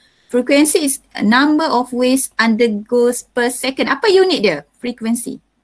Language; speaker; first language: English; non-native, local second language; Malay